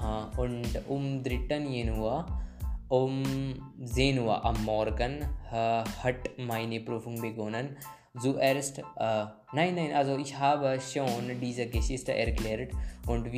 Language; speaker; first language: German; non-native, learner; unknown